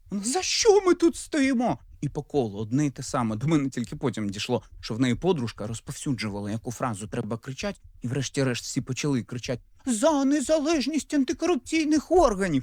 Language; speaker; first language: Ukrainian; non-native, local second language; Russian